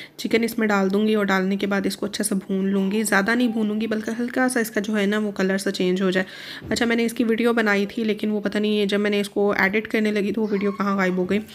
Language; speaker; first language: Hindi; native; Hindi